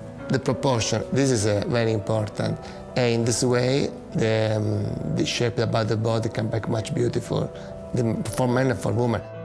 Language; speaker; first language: English; non-native, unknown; Italian